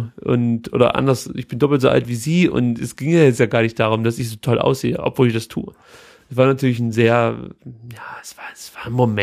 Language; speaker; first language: German; native; German